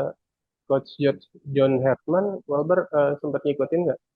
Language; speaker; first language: Indonesian; native; Indonesian